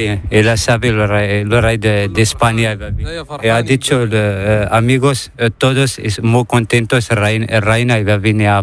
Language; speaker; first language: Spanish; non-native, learner; Arabic